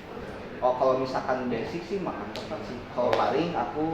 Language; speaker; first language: Indonesian; native; Indonesian